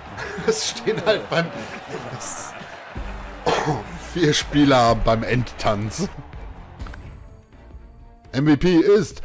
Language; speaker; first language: German; native; German